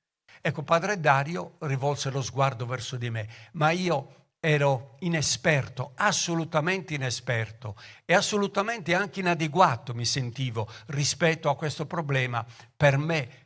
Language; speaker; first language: Italian; native; Italian